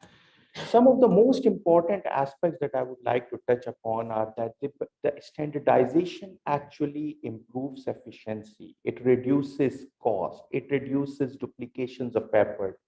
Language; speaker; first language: English; non-native, local second language; Urdu